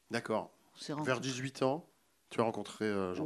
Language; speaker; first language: French; native; French